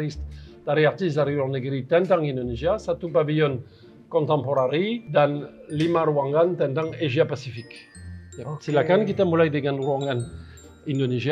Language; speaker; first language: Indonesian; non-native, fluent; French